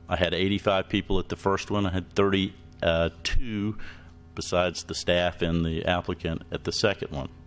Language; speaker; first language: English; native; English